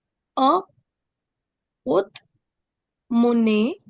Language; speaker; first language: French; non-native, learner; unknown